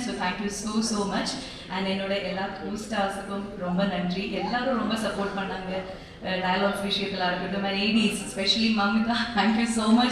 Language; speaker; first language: Tamil; non-native, local second language; Malayalam